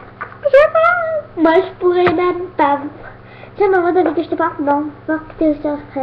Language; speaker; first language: French; native; French